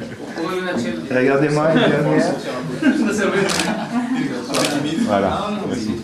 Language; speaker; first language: French; native; French